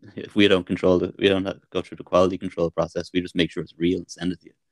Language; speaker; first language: English; native; English